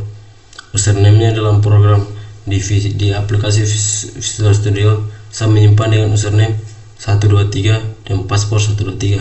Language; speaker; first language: Indonesian; native; Indonesian